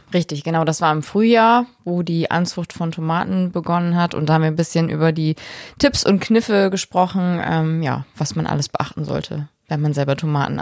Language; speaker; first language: German; native; German